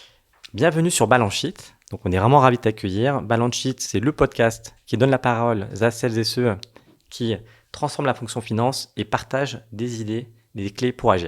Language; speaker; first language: French; native; French